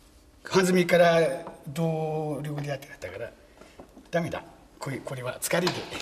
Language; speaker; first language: Japanese; native; Japanese